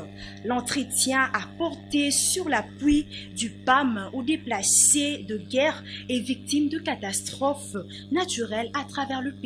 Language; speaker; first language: French; native; French